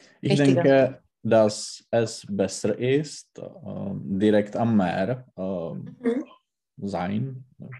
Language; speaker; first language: German; non-native, learner; Czech